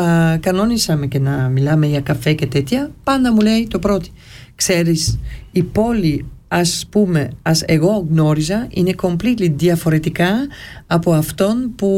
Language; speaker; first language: Greek; early bilingual, heritage; Greek